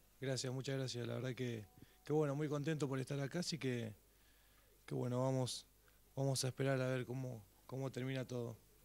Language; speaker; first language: Spanish; native; Spanish